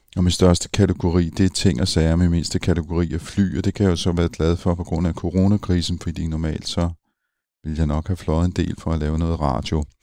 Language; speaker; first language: Danish; native; Danish